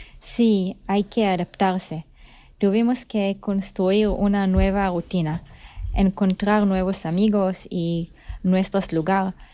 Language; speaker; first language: Spanish; non-native, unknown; Hebrew